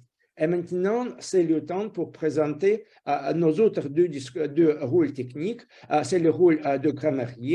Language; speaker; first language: French; non-native, fluent; Russian